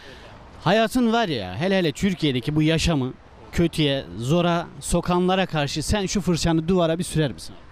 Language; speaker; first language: Turkish; native; Turkish